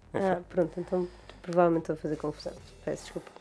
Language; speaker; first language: Portuguese; native; Portuguese